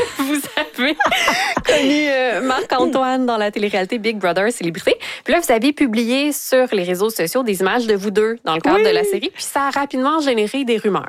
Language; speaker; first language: French; native; French